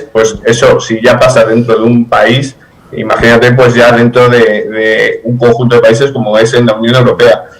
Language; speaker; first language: Spanish; native; Spanish